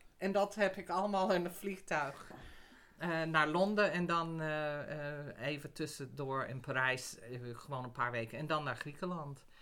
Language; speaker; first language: Dutch; non-native, fluent; English